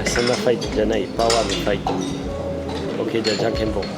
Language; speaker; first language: Japanese; non-native, learner; French